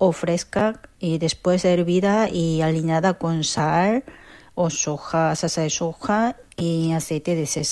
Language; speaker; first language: Spanish; non-native, fluent; Korean